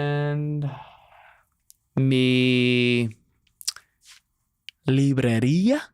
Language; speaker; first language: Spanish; non-native, learner; English